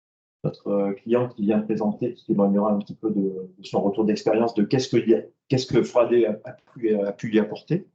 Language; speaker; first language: French; native; French